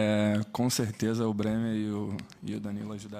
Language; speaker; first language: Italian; non-native, learner; Portuguese